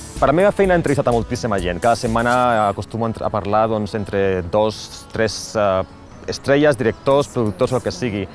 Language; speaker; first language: Catalan; native; Catalan